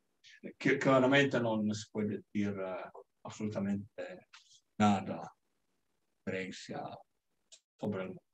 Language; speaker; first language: Spanish; non-native, learner; Italian